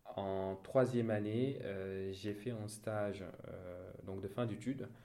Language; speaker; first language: French; non-native, local second language; Wolof